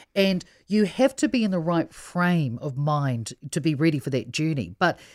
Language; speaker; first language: English; non-native, local second language; Samoan